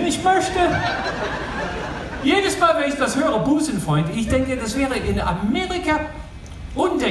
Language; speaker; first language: German; non-native, fluent; English